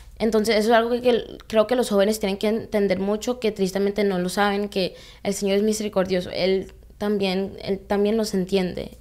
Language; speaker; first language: Spanish; early bilingual, heritage; Spanish